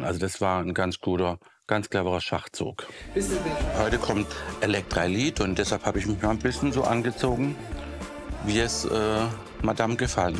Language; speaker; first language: German; native; German